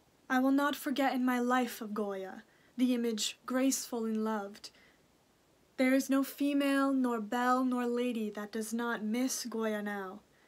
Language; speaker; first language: English; native; English